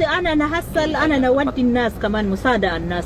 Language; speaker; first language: Arabic; non-native, learner; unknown